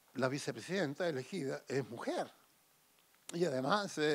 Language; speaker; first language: Spanish; native; Spanish